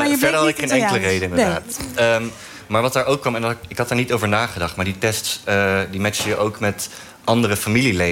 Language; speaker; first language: Dutch; native; Dutch